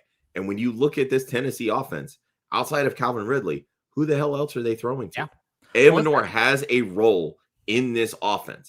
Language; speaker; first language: English; native; English